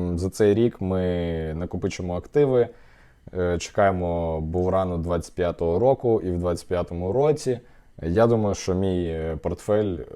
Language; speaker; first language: Ukrainian; non-native, local second language; Russian